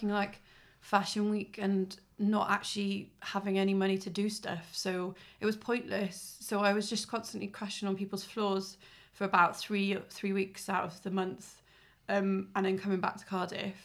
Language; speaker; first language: English; native; English